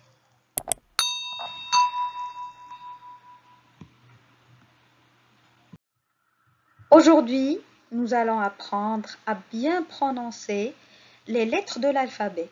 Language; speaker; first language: French; non-native, local second language; Arabic